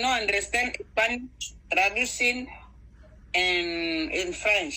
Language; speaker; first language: English; non-native, learner; Fang